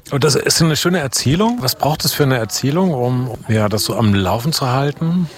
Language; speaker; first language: German; native; German